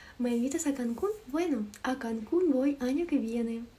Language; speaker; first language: Spanish; non-native, learner; Ukrainian